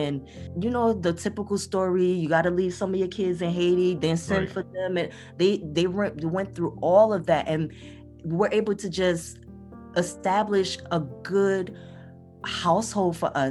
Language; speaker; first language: English; native; English